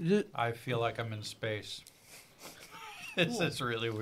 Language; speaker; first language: English; native; English